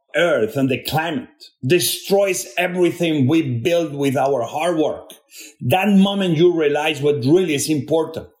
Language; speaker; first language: English; non-native, fluent; Spanish